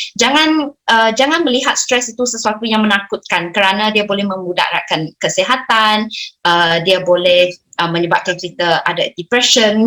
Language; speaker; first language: Malay; non-native, local second language; Chinese